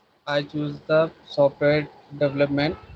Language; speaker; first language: English; non-native, learner; Hindi